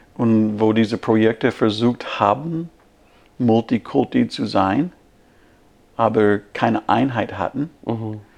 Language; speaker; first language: German; non-native, fluent; English